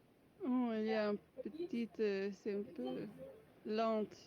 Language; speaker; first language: French; non-native, fluent; English